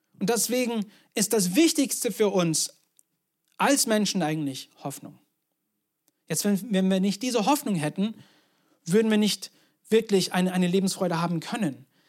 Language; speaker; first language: German; non-native, fluent; English